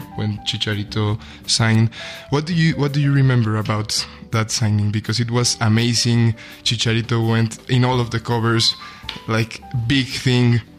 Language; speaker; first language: English; non-native, fluent; Spanish